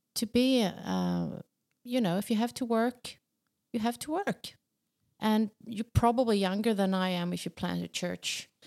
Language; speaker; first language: English; non-native, fluent; Swedish